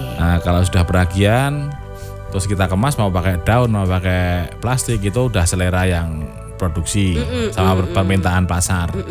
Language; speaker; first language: Indonesian; non-native, local second language; Javanese